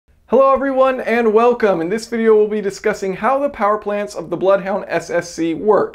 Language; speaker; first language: English; native; English